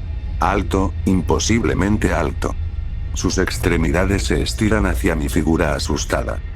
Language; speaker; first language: Spanish; native; Spanish